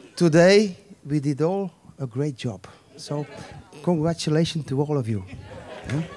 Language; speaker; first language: English; non-native, fluent; Dutch